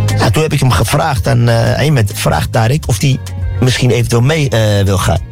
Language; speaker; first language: Dutch; early bilingual, other home language; Arabic